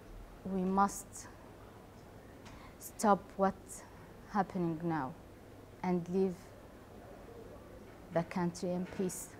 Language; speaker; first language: English; non-native, learner; Arabic